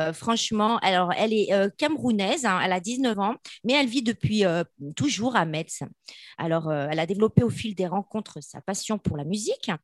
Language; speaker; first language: French; native; French